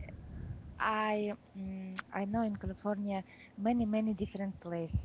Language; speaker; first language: English; non-native, learner; Russian